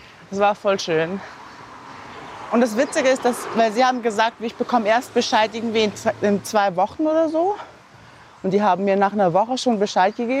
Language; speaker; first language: German; early bilingual, other home language; Japanese